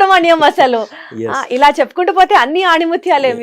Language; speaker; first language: Telugu; native; Telugu